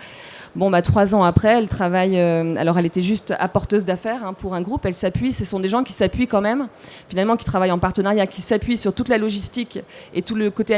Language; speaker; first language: French; native; French